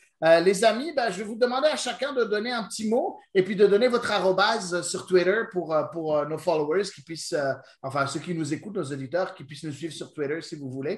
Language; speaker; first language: French; native; French